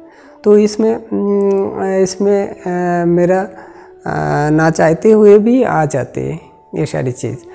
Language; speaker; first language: Hindi; non-native, local second language; Bangla